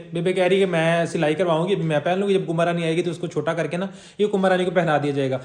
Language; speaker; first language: Urdu; non-native, local second language; Punjabi